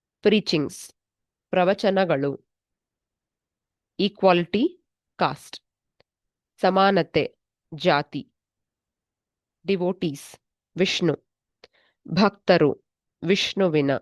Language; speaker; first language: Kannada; native; Kannada